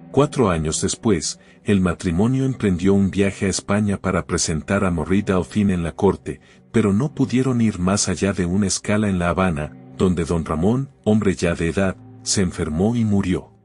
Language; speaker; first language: Spanish; native; Spanish